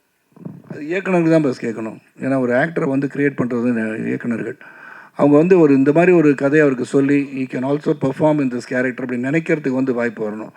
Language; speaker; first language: Tamil; native; Tamil